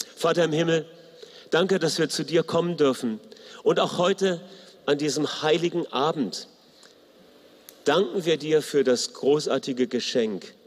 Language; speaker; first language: German; native; German